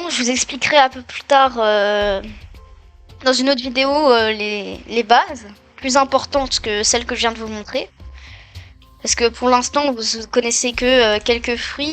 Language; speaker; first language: French; native; French